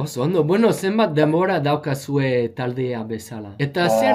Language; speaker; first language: Basque; non-native, learner; English